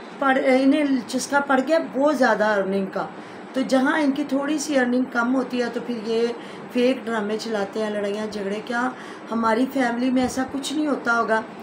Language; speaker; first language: Urdu; non-native, local second language; Punjabi